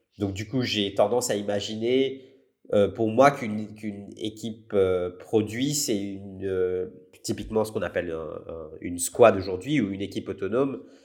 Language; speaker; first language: French; native; French